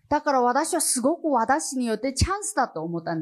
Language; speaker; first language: Japanese; non-native, learner; Chinese